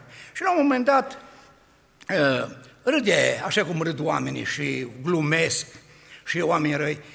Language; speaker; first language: Romanian; native; Romanian